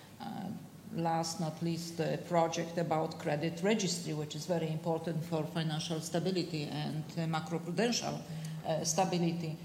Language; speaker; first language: English; non-native, fluent; Polish